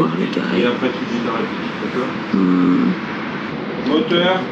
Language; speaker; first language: French; native; French